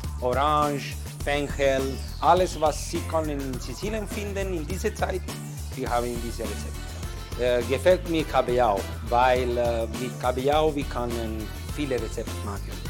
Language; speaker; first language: German; non-native, learner; Italian